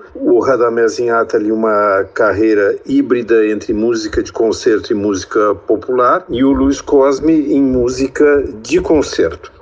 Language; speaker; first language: Portuguese; native; Portuguese